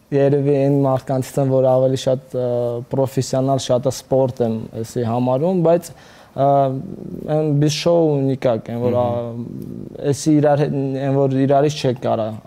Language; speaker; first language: Armenian; early bilingual, heritage; Armenian